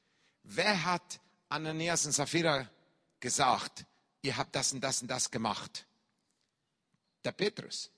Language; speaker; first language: German; non-native, fluent; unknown